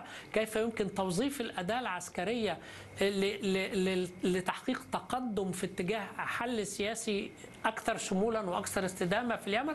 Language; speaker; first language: Arabic; native; Arabic